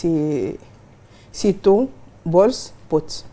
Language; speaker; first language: Catalan; non-native, learner; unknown